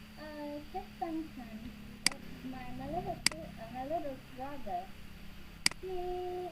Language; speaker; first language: English; non-native, learner; Vietnamese